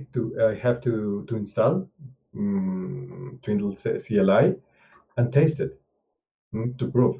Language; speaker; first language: English; non-native, learner; Spanish